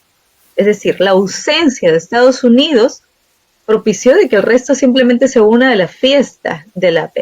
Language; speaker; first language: Spanish; native; Spanish